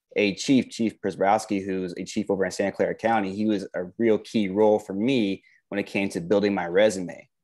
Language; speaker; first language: English; native; English